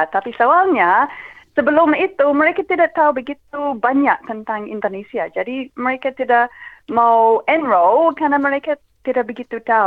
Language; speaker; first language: Indonesian; non-native, fluent; English